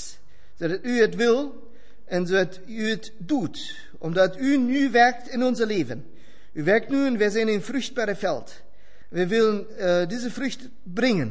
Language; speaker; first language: Dutch; non-native, fluent; German